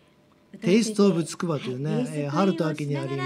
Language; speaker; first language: Japanese; native; Japanese